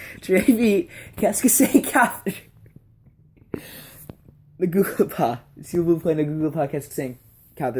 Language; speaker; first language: French; non-native, learner; English